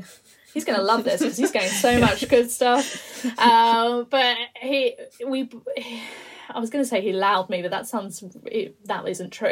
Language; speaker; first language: English; native; English